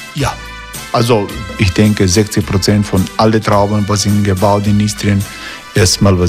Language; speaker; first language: German; non-native, learner; Croatian